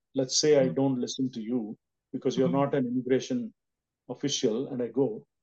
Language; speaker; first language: English; non-native, local second language; Telugu